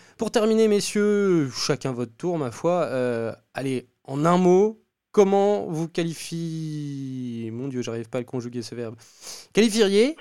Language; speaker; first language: French; native; French